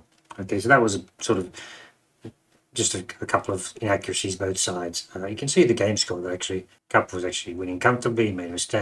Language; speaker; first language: English; native; English